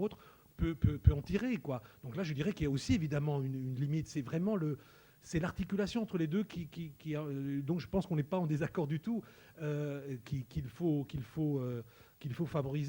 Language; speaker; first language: French; native; French